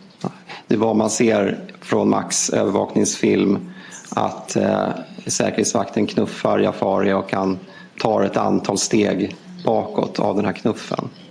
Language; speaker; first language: Swedish; native; Swedish